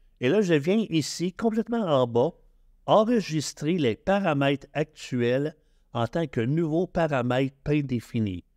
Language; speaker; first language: French; native; French